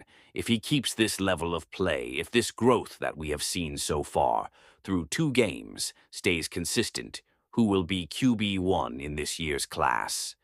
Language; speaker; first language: English; native; English